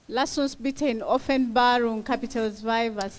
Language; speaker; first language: German; non-native, fluent; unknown